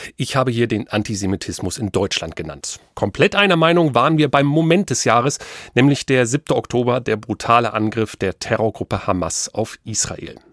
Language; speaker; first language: German; native; German